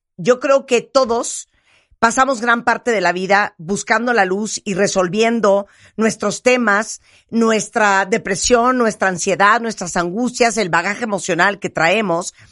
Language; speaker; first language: Spanish; native; Spanish